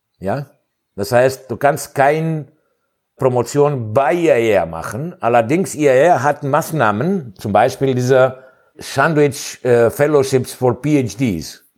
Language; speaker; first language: German; non-native, fluent; Greek